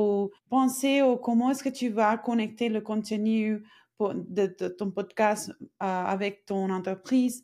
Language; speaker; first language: French; non-native, fluent; Spanish